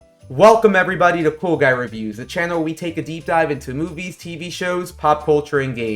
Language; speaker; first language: English; native; English